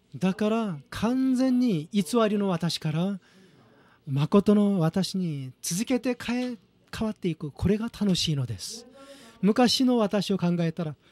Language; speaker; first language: Japanese; non-native, fluent; Korean